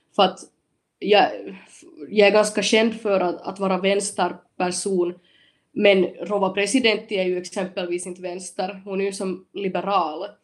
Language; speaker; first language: Swedish; native; Swedish